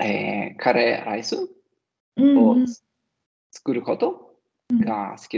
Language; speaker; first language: Japanese; non-native, learner; Italian